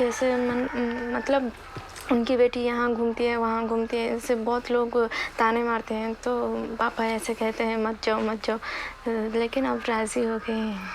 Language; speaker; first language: Hindi; non-native, local second language; Odia